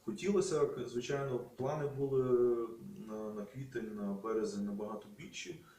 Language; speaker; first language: Ukrainian; native; Ukrainian